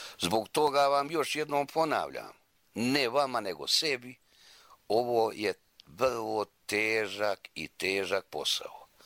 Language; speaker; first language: Croatian; native; Croatian